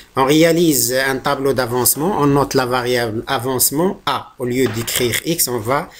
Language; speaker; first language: French; non-native, local second language; Arabic